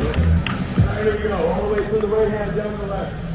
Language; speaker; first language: English; native; English